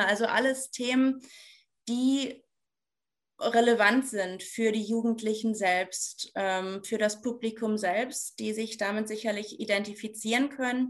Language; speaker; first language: German; native; German